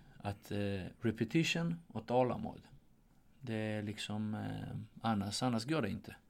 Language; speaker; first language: Swedish; non-native, fluent; Georgian